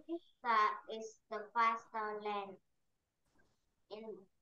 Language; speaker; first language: English; non-native, learner; Vietnamese